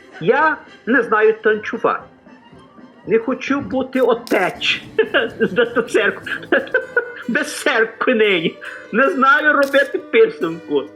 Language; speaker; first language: Ukrainian; early bilingual, heritage; Portuguese